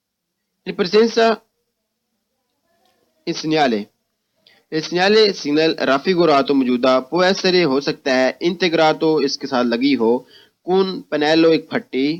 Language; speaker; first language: Italian; non-native, fluent; Urdu